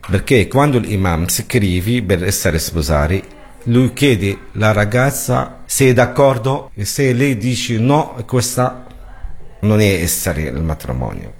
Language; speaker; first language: Italian; non-native, learner; Arabic